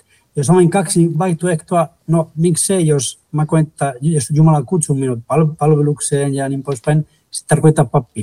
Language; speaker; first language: Finnish; non-native, fluent; Spanish